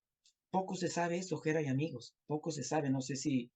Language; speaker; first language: Spanish; native; Spanish